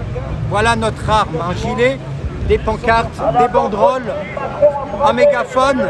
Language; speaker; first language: French; native; French